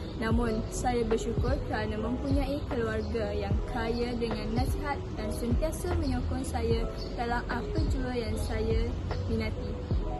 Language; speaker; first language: Malay; native; Malay